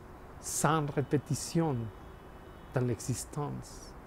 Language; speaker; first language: French; non-native, learner; Spanish